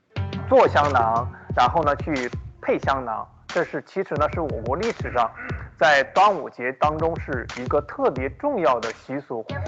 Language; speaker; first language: Chinese; native; Chinese